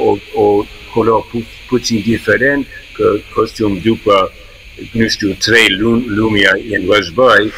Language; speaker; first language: Romanian; early bilingual, heritage; English